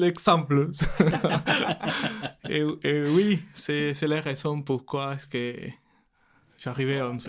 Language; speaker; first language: French; non-native, learner; Spanish